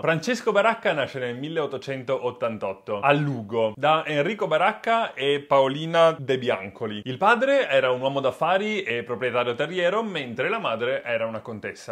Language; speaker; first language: Italian; native; Italian